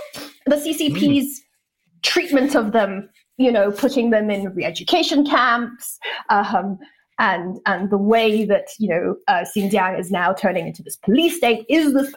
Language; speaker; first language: English; non-native, local second language; Cantonese